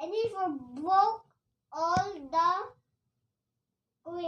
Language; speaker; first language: English; non-native, learner; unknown